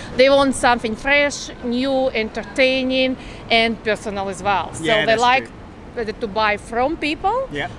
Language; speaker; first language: English; non-native, fluent; Russian